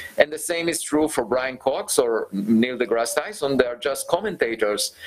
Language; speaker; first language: English; non-native, fluent; Hebrew